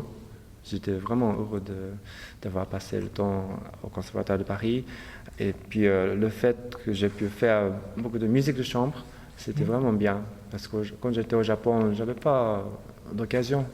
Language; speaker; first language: French; non-native, fluent; Japanese